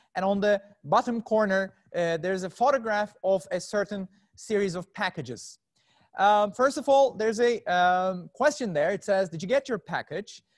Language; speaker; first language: English; non-native, fluent; Turkish